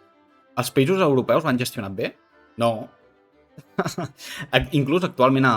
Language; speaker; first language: Catalan; native; Catalan